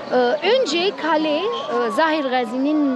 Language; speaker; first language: Turkish; non-native, fluent; Arabic